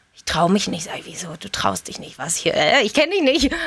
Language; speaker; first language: German; native; German